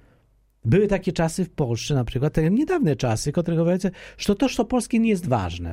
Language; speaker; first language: Polish; non-native, fluent; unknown